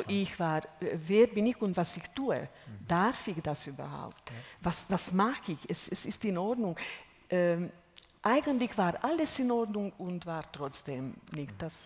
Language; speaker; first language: German; non-native, fluent; Hungarian